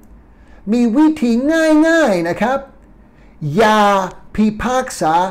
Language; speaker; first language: Thai; non-native, fluent; English